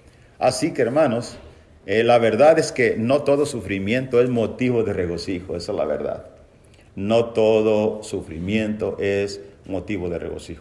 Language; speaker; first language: Spanish; native; Spanish